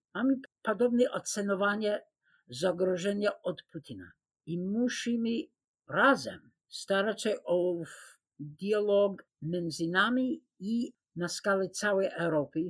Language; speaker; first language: Polish; non-native, fluent; English